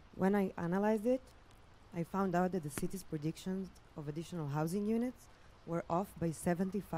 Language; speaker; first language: English; non-native, fluent; Hebrew